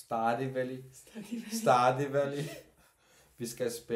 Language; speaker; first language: Danish; non-native, learner; Turkish